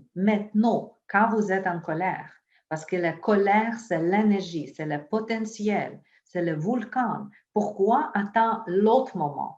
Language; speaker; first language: French; non-native, fluent; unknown